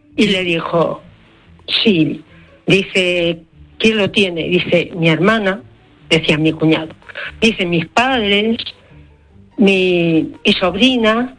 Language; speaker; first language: Spanish; native; Spanish